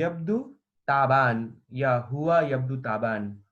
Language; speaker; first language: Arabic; non-native, learner; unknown